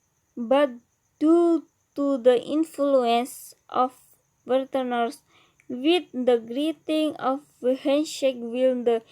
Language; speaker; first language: English; non-native, learner; Indonesian